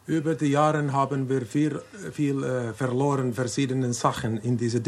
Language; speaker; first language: German; non-native, learner; Finnish